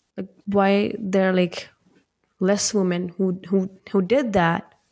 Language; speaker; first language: English; non-native, local second language; Punjabi